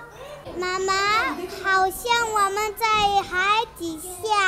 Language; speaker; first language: Chinese; early bilingual, heritage; Chinese